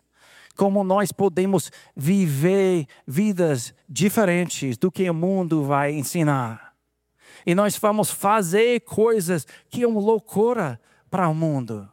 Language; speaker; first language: Portuguese; non-native, fluent; English